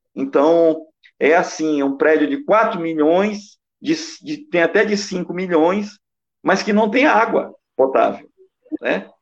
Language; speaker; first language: Portuguese; native; Portuguese